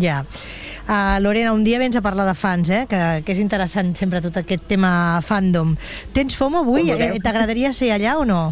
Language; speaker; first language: Catalan; native; Catalan